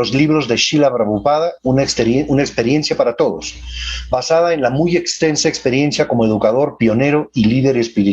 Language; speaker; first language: Spanish; native; Spanish